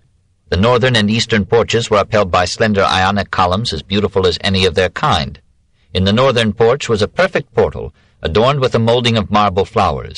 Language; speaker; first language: English; native; English